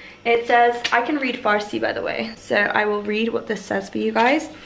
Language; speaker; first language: English; early bilingual, other home language; Persian